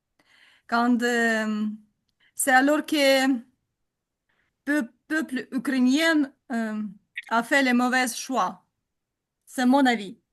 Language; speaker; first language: French; non-native, learner; Ukrainian